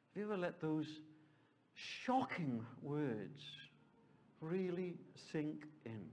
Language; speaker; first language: English; native; English